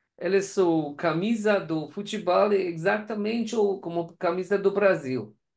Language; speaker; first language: Portuguese; non-native, learner; Persian